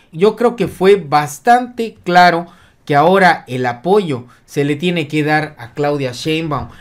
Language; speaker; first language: Spanish; native; Spanish